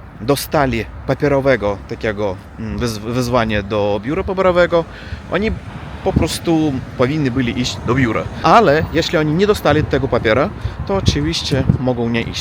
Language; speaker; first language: Polish; non-native, learner; Russian